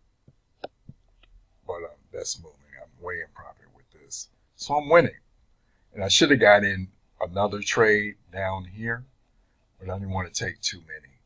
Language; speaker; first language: English; native; English